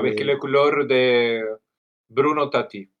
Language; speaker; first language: French; non-native, learner; Italian